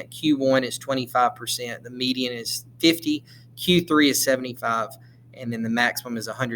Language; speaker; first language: English; native; English